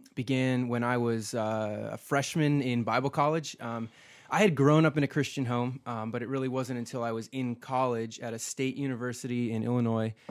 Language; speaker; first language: English; native; English